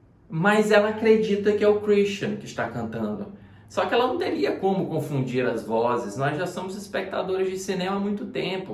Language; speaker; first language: Portuguese; native; Portuguese